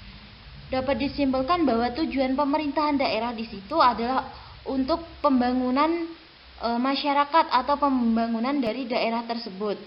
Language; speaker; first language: Indonesian; native; Indonesian